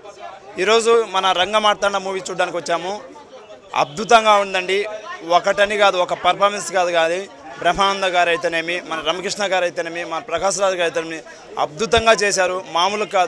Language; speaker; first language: Telugu; native; Telugu